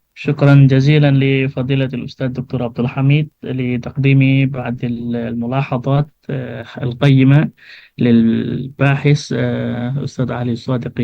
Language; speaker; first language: Arabic; non-native, fluent; Indonesian